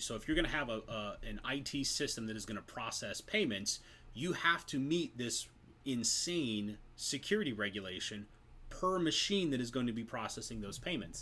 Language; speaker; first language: English; native; English